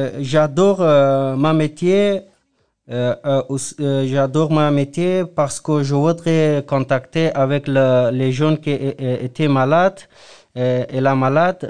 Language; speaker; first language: French; non-native, learner; Persian